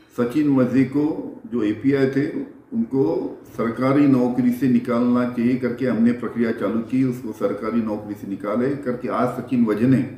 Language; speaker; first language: Hindi; non-native, local second language; Marathi